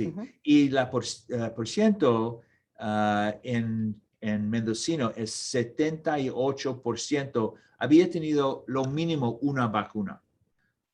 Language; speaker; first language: Spanish; non-native, learner; English